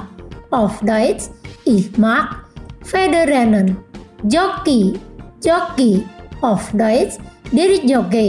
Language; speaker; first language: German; non-native, fluent; Indonesian